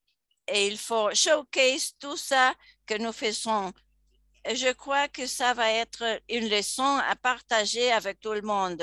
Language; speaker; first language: French; non-native, fluent; English